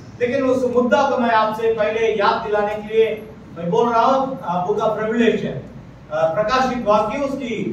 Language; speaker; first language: Hindi; non-native, local second language; Malayalam